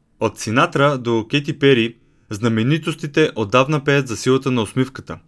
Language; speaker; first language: Bulgarian; native; Bulgarian